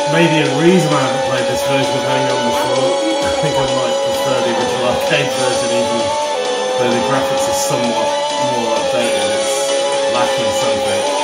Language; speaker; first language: English; native; English